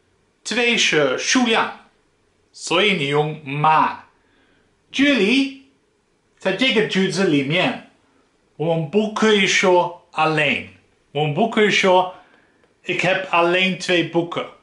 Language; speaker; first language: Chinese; non-native, fluent; Dutch